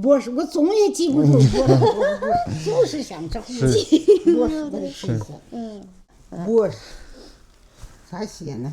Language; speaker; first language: Chinese; native; Chinese